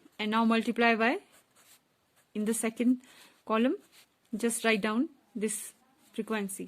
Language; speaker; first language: English; non-native, local second language; Hindi